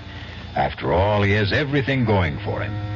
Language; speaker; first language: English; native; English